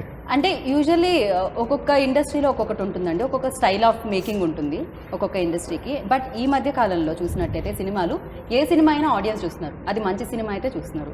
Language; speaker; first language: Telugu; native; Telugu